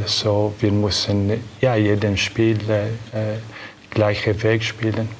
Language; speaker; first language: German; non-native, learner; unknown